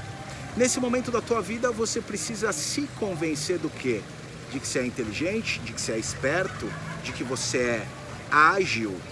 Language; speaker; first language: Portuguese; native; Portuguese